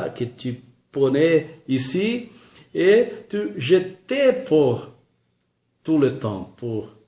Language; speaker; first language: French; non-native, learner; Portuguese